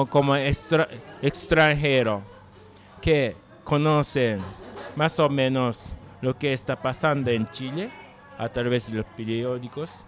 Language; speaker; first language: Spanish; non-native, learner; Japanese